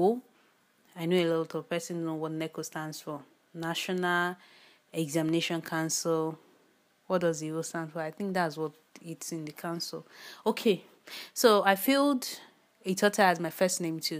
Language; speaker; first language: English; non-native, local second language; Yoruba